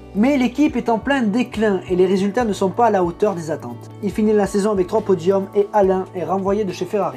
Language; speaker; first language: French; native; French